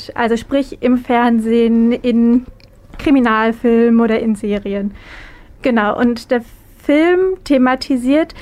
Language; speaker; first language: German; native; German